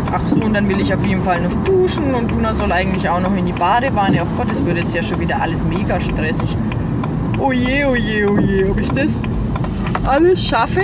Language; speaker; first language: German; native; German